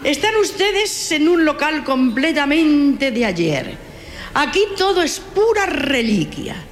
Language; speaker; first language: Spanish; native; Spanish